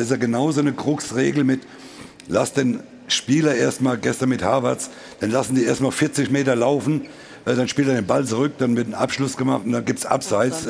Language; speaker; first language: German; native; German